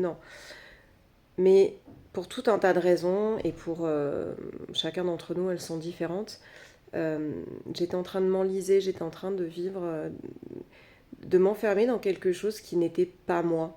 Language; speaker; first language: French; native; French